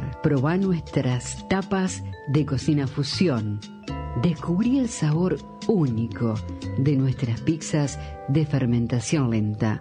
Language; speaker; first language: Spanish; native; Spanish